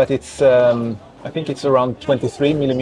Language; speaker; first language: English; non-native, fluent; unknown